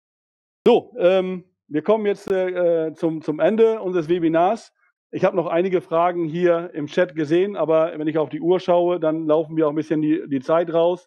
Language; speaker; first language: German; native; German